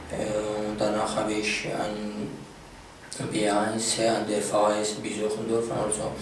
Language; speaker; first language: German; non-native, fluent; Kurdish